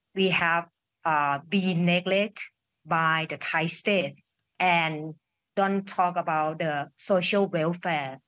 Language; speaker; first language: English; non-native, fluent; Thai